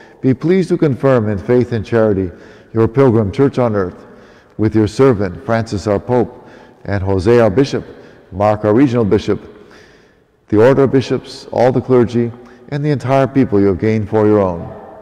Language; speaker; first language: English; native; English